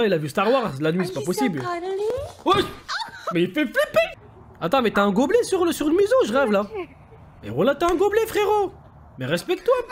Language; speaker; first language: French; native; French